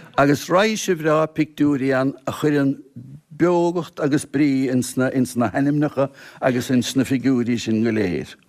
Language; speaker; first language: Irish; native; Irish